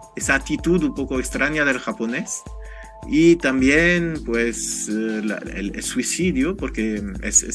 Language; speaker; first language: Spanish; non-native, fluent; French